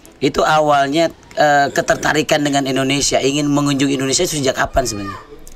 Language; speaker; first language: Indonesian; native; Indonesian